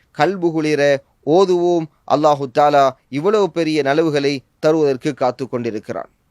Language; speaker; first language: Tamil; native; Tamil